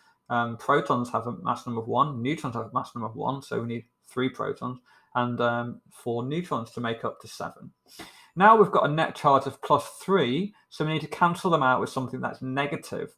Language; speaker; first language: English; native; English